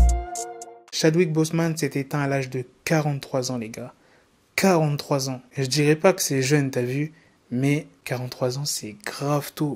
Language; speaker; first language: French; native; French